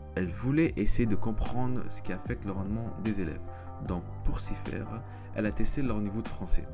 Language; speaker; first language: French; early bilingual, other home language; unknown